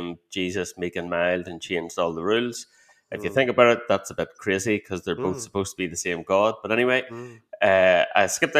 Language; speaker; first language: English; native; English